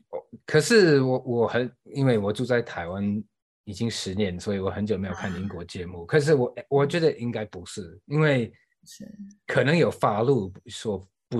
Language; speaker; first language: Chinese; non-native, fluent; English